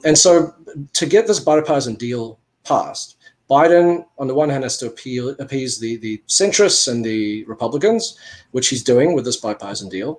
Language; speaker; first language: English; native; English